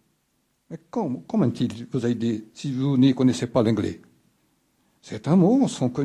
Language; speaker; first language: French; non-native, fluent; Portuguese